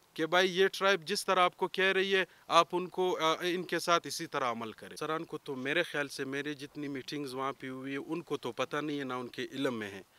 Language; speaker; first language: Urdu; non-native, local second language; Pashto